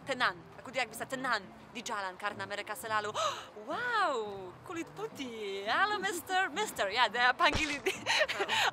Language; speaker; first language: Indonesian; non-native, learner; Polish